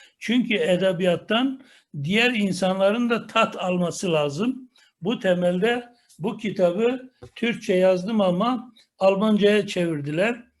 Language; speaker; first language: Turkish; non-native, local second language; Kurdish